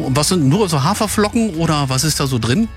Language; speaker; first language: German; native; German